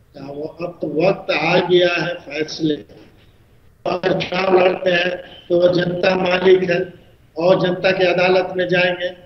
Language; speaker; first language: Hindi; native; Hindi